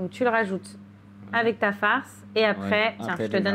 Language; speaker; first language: French; native; French